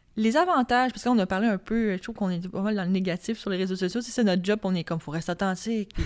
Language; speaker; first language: French; native; French